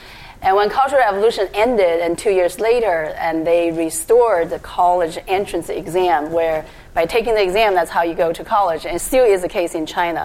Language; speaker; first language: English; non-native, fluent; Chinese